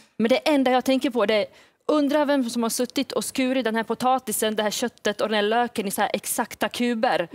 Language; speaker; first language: Swedish; early bilingual, other home language; Bosnian